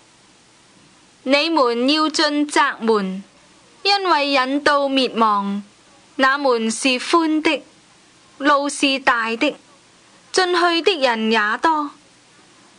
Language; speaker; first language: Cantonese; native; Cantonese